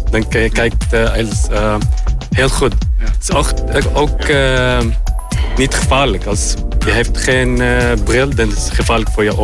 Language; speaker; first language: Dutch; non-native, learner; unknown